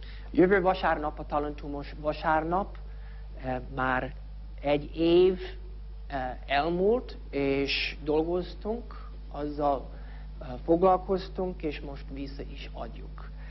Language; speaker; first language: Hungarian; non-native, fluent; English